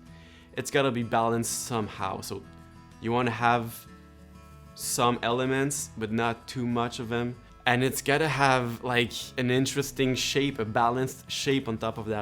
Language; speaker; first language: English; non-native, local second language; French